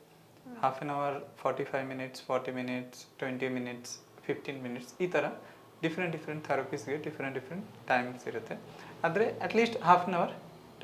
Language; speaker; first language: Kannada; non-native, local second language; Hindi